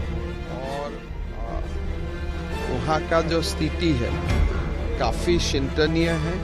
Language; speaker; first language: Hindi; non-native, local second language; Assamese